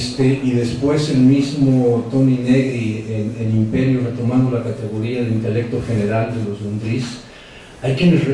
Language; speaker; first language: Spanish; native; Spanish